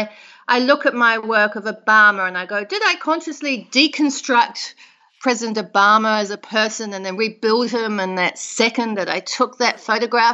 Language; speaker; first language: English; native; English